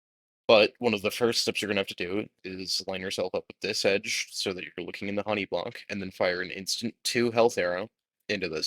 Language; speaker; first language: English; native; English